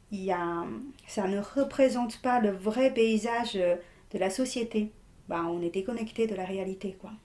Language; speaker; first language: French; non-native, fluent; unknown